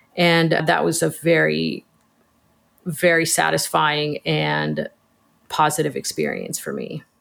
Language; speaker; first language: English; early bilingual, other home language; Hebrew